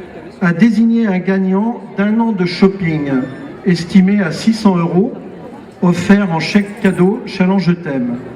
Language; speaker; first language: French; native; French